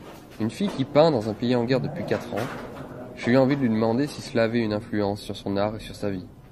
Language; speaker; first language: French; native; French